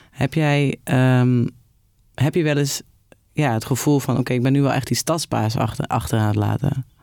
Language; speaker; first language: Dutch; native; Dutch